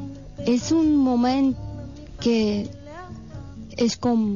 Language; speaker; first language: Catalan; non-native, fluent; Persian